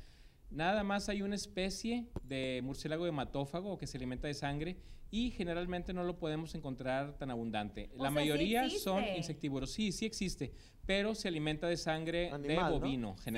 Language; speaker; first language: Spanish; native; Spanish